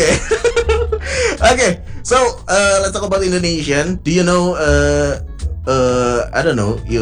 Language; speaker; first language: English; non-native, learner; Indonesian